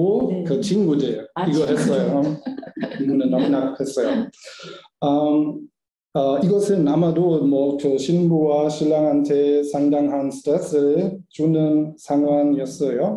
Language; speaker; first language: Korean; non-native, learner; German